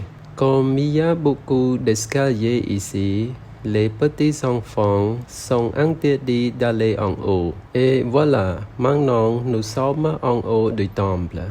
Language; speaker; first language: French; non-native, learner; Khmer